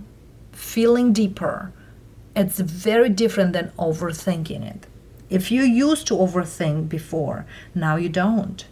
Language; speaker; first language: English; non-native, fluent; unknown